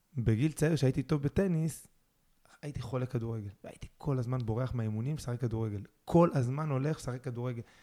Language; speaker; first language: Hebrew; early bilingual, other home language; Spanish